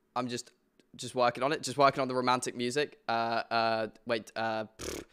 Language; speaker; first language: English; native; English